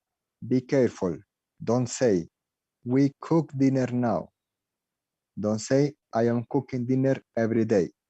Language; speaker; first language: English; non-native, learner; Spanish